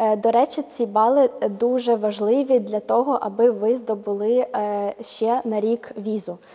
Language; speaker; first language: Ukrainian; native; Ukrainian